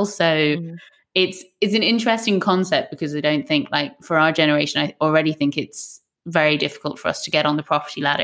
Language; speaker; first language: English; native; English